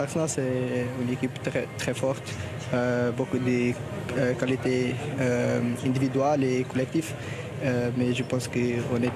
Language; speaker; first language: French; non-native, learner; Portuguese